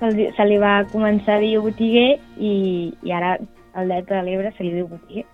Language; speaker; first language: Catalan; native; Catalan